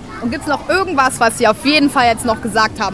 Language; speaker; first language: German; native; German